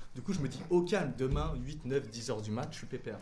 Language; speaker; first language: French; native; French